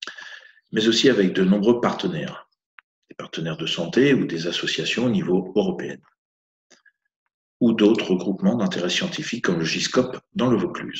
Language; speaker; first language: French; native; French